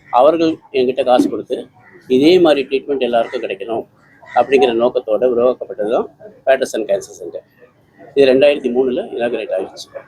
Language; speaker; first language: Tamil; native; Tamil